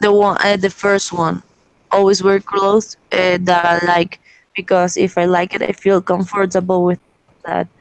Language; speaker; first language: English; non-native, learner; Spanish